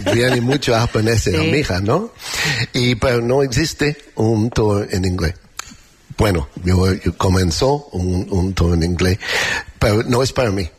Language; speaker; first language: Spanish; non-native, learner; English